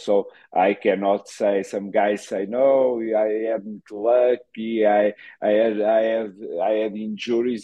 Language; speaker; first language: English; non-native, fluent; Portuguese